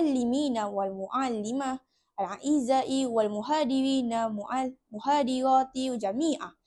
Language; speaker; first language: Arabic; non-native, learner; Malay